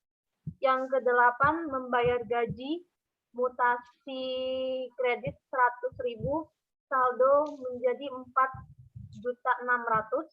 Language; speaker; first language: Indonesian; native; Indonesian